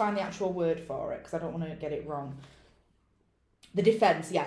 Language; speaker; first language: English; native; English